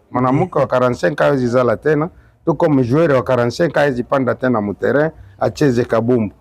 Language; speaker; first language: Swahili; non-native, local second language; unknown